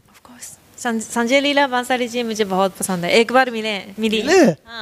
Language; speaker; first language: Hindi; non-native, fluent; Japanese